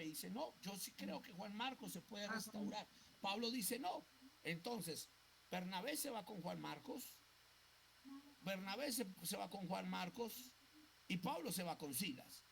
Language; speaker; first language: Spanish; native; Spanish